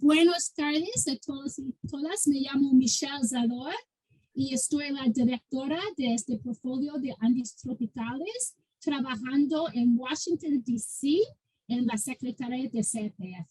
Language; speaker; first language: Spanish; non-native, fluent; English